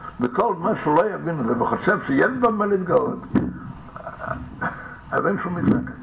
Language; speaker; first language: Hebrew; non-native, fluent; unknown